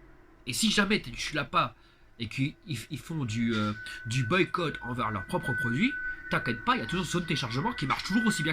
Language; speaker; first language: French; native; French